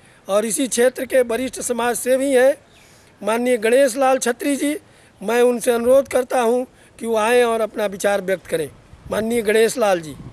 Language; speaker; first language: Hindi; native; Hindi